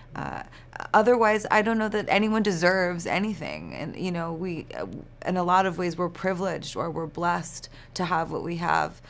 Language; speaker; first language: English; native; English